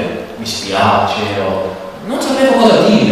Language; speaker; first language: Italian; non-native, learner; English